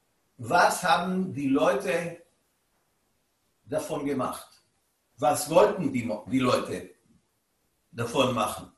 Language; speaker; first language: German; non-native, fluent; Hebrew